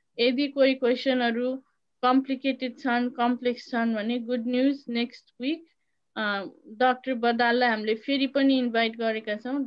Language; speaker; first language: Nepali; native; Nepali